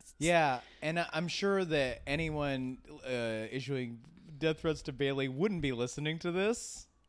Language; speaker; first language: English; native; English